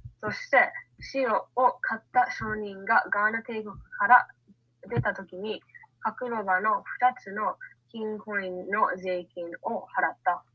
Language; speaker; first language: Japanese; non-native, learner; English